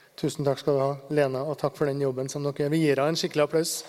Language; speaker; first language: Norwegian; native; Norwegian